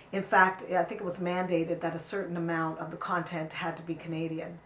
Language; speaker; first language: English; native; English